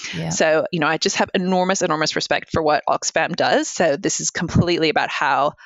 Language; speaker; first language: English; native; English